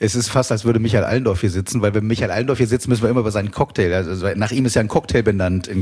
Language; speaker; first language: German; native; German